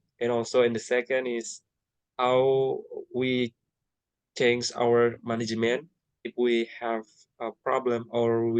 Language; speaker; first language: English; non-native, learner; Indonesian